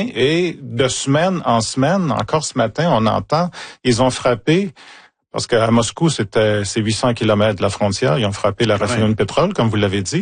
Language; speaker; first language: French; native; French